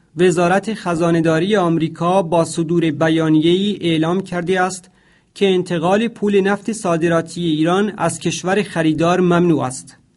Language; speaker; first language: Persian; non-native, local second language; Central Kurdish